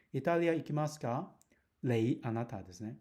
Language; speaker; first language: Japanese; non-native, fluent; Cantonese